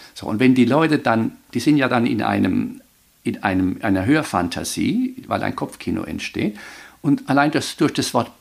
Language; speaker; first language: German; native; German